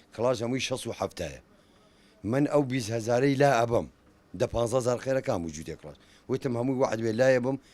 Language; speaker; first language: Central Kurdish; non-native, local second language; Gurani